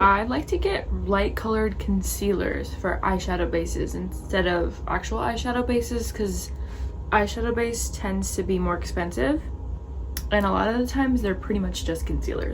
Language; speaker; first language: English; native; English